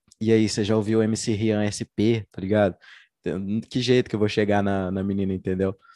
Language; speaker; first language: Portuguese; native; Portuguese